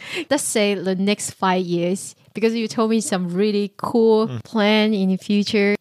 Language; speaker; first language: English; non-native, fluent; Chinese